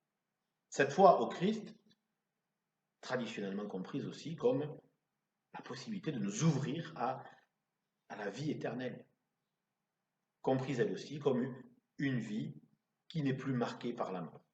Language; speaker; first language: French; native; French